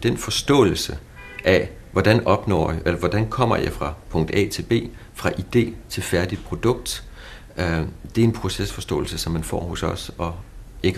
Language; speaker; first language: Danish; native; Danish